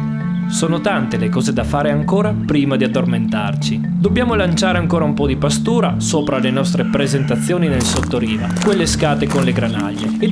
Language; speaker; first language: Italian; native; Italian